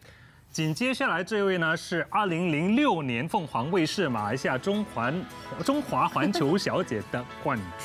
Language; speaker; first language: Chinese; native; Chinese